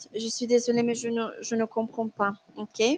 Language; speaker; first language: French; non-native, learner; Spanish